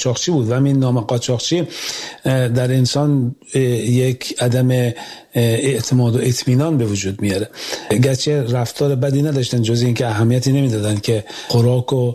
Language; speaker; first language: Persian; native; Persian